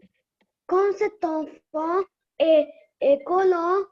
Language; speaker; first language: French; non-native, local second language; Arabic